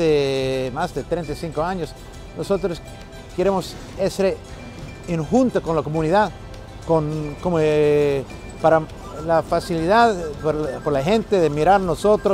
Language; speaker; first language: Spanish; non-native, fluent; English